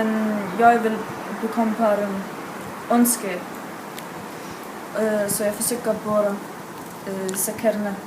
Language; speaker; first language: Swedish; non-native, learner; Danish